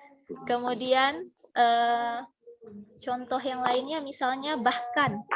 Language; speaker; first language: Indonesian; non-native, fluent; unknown